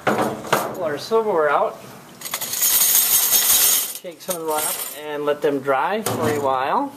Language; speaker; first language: English; native; English